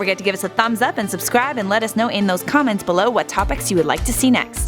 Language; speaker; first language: English; native; English